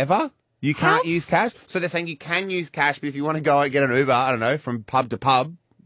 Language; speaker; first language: English; native; English